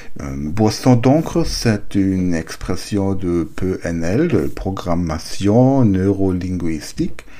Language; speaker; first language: French; non-native, learner; German